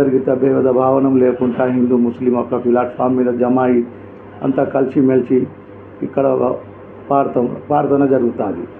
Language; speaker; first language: Urdu; native; Urdu